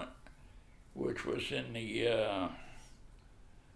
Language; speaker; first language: English; early bilingual, other home language; Yiddish